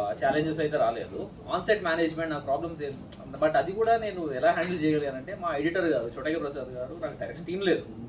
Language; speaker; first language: Telugu; native; Telugu